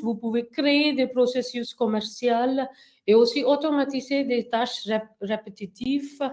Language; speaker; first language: French; non-native, fluent; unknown